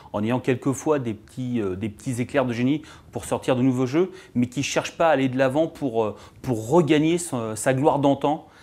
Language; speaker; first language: French; native; French